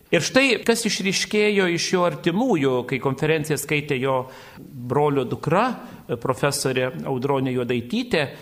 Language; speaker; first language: Lithuanian; native; Lithuanian